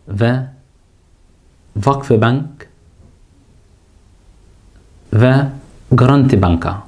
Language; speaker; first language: Turkish; non-native, fluent; Arabic